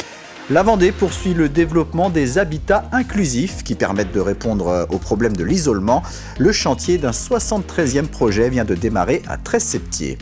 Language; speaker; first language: French; native; French